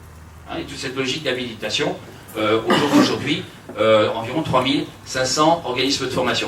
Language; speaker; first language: French; native; French